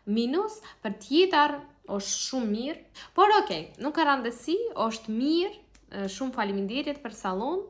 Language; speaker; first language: Albanian; non-native, learner; Russian